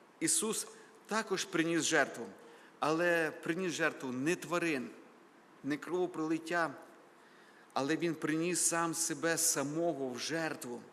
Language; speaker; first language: Ukrainian; native; Ukrainian